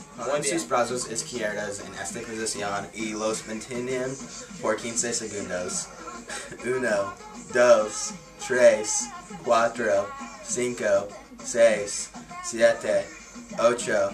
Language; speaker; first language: Spanish; non-native, learner; English